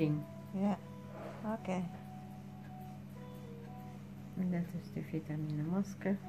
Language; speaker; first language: Dutch; non-native, learner; Indonesian